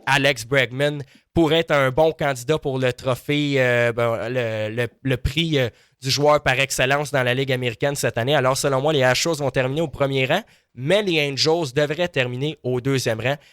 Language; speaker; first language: French; native; French